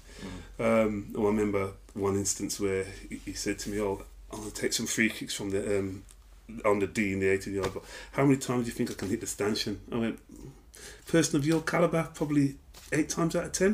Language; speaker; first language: English; native; English